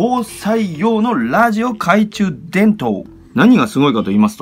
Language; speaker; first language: Japanese; native; Japanese